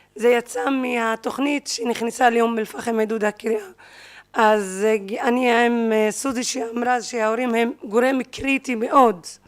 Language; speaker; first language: Hebrew; non-native, local second language; Arabic